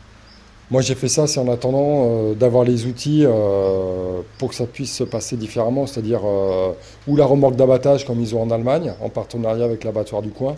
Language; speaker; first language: French; native; French